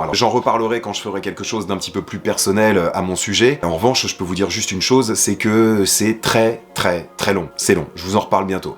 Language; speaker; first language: French; native; French